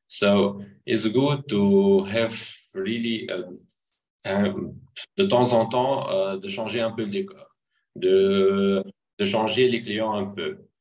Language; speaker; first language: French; non-native, fluent; Arabic